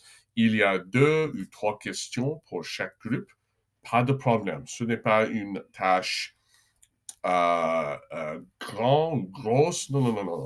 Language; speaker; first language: French; non-native, local second language; English